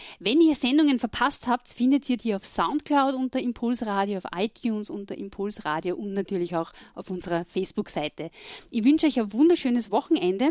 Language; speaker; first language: German; native; German